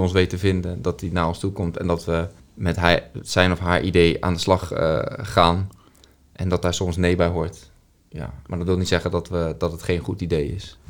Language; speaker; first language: Dutch; native; Dutch